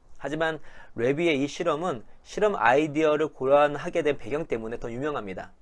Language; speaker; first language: Korean; native; Korean